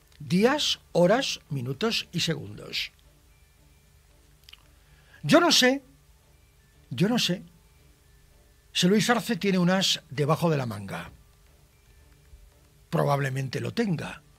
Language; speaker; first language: Spanish; native; Spanish